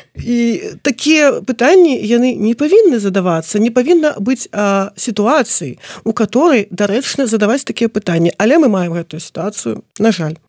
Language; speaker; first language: Belarusian; native; Belarusian